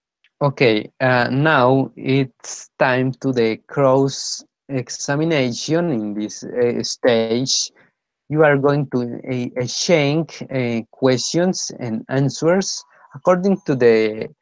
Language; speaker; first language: English; non-native, fluent; Spanish